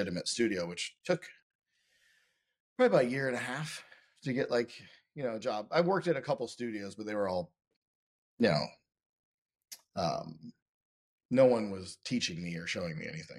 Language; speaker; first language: English; native; English